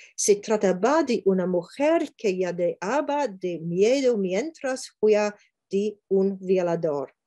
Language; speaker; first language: Spanish; non-native, learner; English